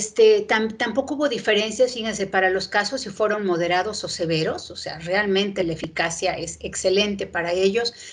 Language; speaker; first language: Spanish; native; Spanish